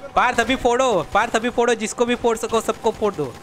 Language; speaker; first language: Hindi; non-native, local second language; Gujarati